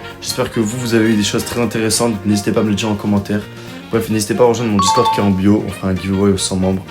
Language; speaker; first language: French; native; French